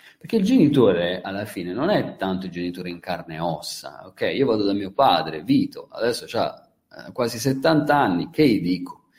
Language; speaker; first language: Italian; native; Italian